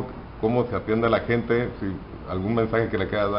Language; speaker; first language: Spanish; native; Spanish